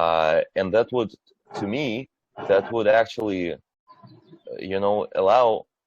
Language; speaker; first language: English; non-native, fluent; Russian